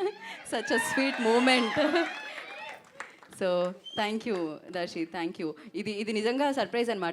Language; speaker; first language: Telugu; native; Telugu